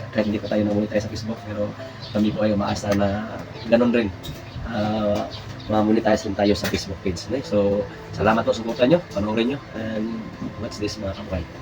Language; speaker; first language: Filipino; non-native, local second language; Cebuano